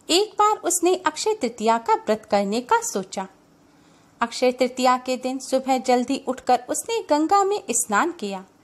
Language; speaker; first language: Hindi; native; Hindi